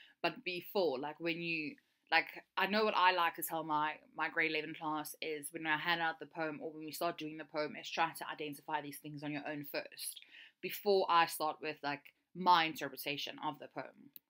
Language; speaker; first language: English; native; English